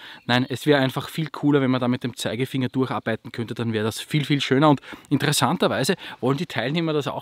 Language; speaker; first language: German; native; German